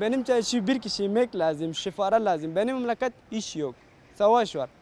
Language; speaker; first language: Turkish; non-native, learner; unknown